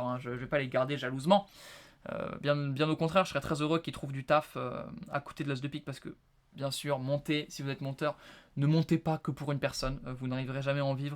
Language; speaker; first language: French; native; French